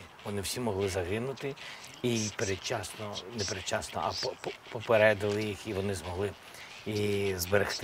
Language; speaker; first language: Ukrainian; non-native, local second language; Russian